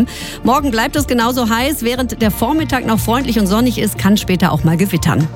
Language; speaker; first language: German; native; German